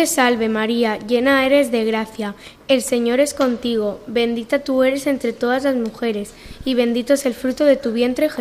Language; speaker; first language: Spanish; native; Spanish